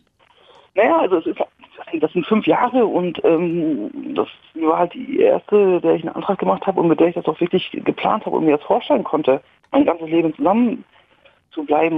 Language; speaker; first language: German; native; German